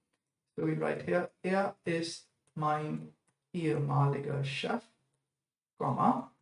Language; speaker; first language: German; non-native, fluent; English